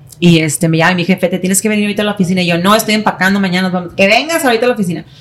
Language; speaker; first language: Spanish; native; Spanish